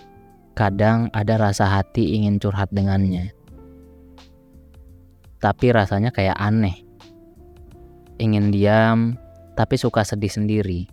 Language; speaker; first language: Indonesian; native; Indonesian